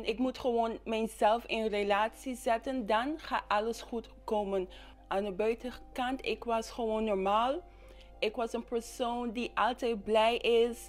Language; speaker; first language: Dutch; non-native, local second language; English